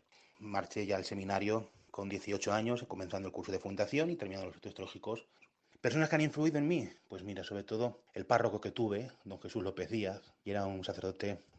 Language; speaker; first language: Spanish; native; Spanish